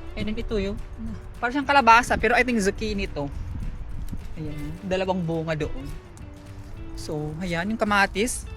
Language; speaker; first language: Filipino; non-native, local second language; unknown